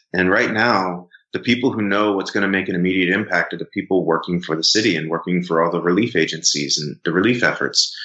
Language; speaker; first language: English; native; English